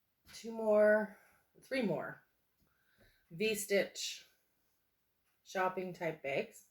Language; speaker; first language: English; native; English